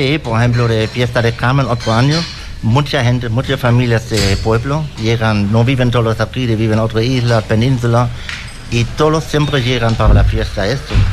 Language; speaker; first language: Spanish; non-native, learner; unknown